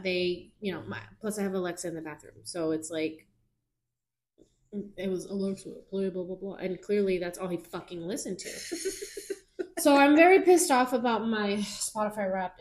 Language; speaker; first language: English; early bilingual, other home language; Spanish